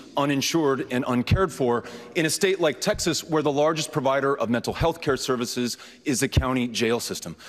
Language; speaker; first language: English; native; English